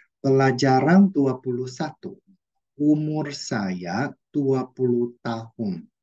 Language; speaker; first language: Indonesian; non-native, fluent; Chinese